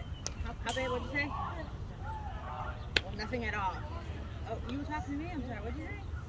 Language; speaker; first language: English; native; English